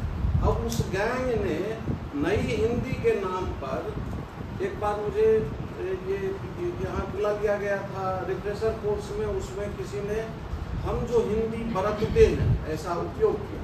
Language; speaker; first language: Hindi; native; Hindi